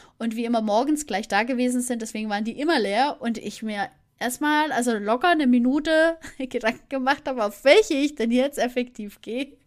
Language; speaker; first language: German; native; German